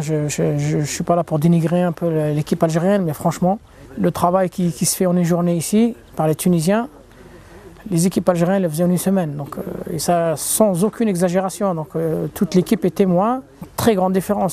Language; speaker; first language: French; non-native, local second language; Arabic